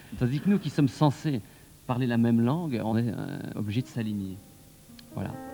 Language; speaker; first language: French; native; French